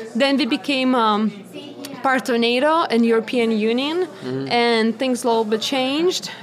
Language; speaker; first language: English; non-native, fluent; Lithuanian